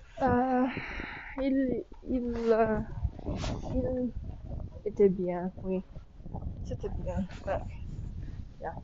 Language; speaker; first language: French; non-native, learner; English